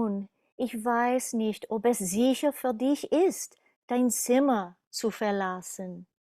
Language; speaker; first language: German; non-native, learner; English